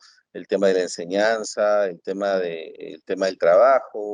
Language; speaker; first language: Spanish; native; Spanish